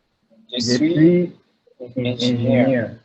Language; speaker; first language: French; non-native, learner; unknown